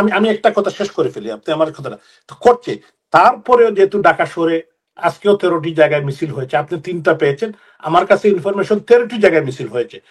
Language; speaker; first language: Bangla; native; Bangla